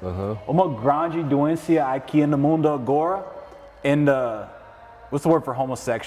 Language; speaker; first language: Portuguese; non-native, learner; English